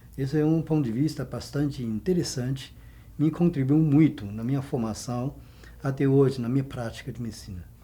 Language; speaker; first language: Portuguese; non-native, fluent; Chinese